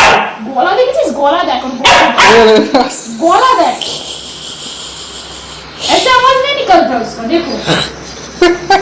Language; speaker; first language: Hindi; non-native, local second language; Bangla